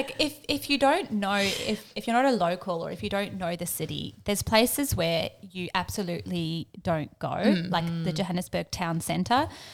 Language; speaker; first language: English; native; English